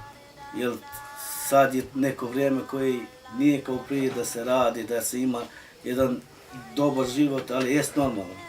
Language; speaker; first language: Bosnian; non-native, local second language; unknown